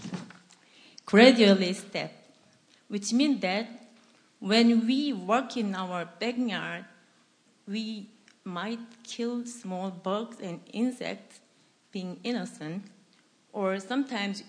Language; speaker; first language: English; non-native, fluent; Korean